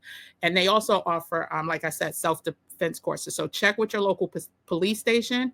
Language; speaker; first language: English; native; English